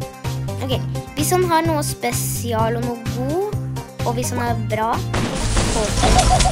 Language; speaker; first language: Norwegian; early bilingual, other home language; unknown